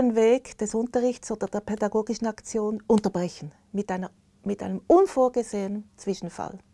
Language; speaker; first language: German; native; German